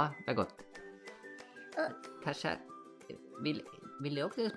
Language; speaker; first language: Swedish; native; Swedish